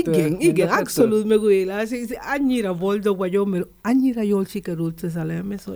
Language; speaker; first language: Hungarian; non-native, fluent; Spanish